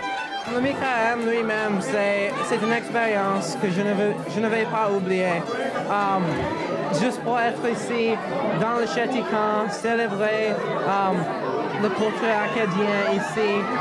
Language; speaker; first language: French; non-native, learner; English